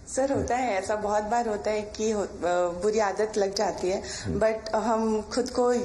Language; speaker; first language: Hindi; native; Hindi